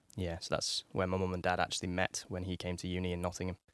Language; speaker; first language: English; native; English